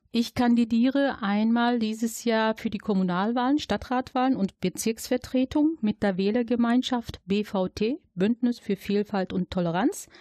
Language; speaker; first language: German; native; German